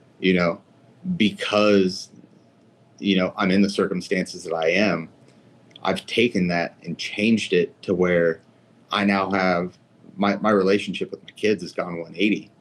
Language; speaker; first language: English; native; English